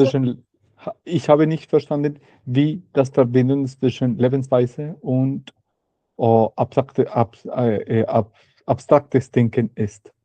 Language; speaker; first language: German; non-native, learner; Spanish